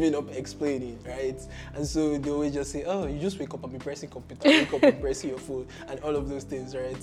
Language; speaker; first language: English; non-native, local second language; Igbo